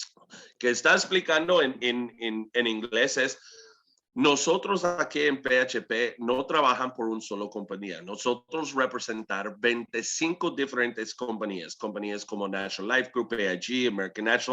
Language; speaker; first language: Spanish; early bilingual, heritage; English